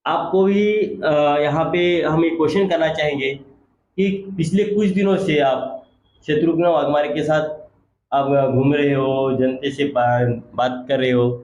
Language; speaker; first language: Hindi; non-native, local second language; Marathi